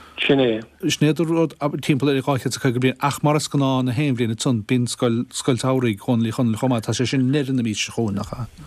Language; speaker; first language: Irish; native; Irish